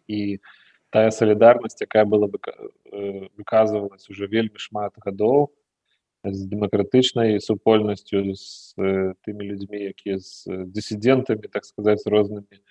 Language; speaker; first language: Belarusian; non-native, fluent; Lithuanian